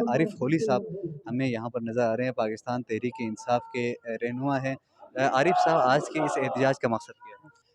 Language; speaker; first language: Urdu; non-native, local second language; Balti